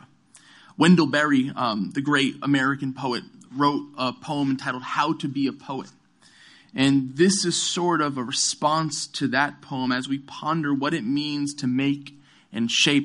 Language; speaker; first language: English; native; English